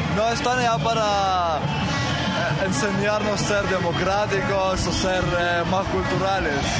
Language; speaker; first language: Spanish; non-native, fluent; Arabic